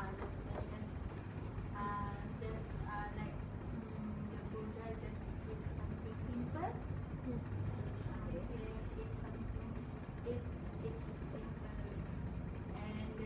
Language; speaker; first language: English; non-native, local second language; Malay